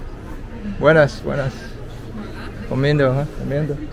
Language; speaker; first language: Spanish; non-native, learner; English